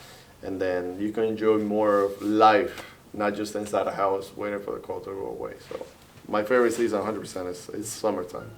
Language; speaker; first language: English; early bilingual, other home language; Spanish